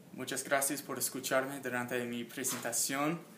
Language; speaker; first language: Spanish; non-native, learner; English